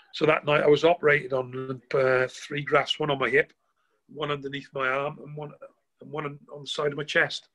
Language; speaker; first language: English; native; English